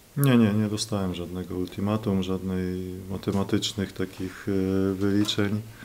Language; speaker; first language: Polish; native; Polish